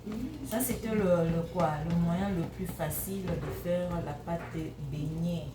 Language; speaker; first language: French; non-native, local second language; Lingala